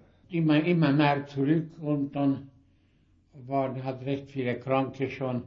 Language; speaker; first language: German; early bilingual, heritage; German